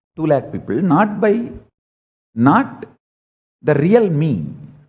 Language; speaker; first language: English; non-native, local second language; Tamil